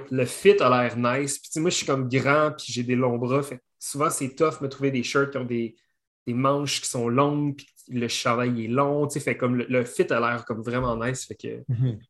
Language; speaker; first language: French; native; French